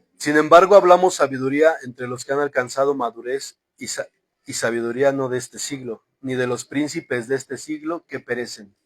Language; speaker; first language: Spanish; native; Spanish